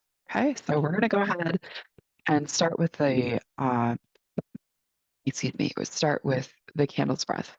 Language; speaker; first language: English; native; English